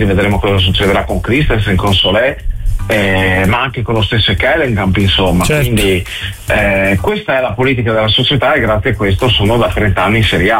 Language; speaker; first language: Italian; native; Italian